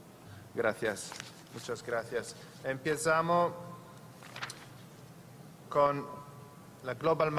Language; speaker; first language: Spanish; non-native, fluent; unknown